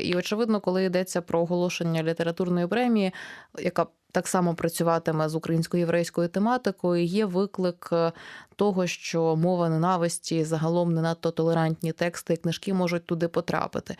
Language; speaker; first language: Ukrainian; native; Ukrainian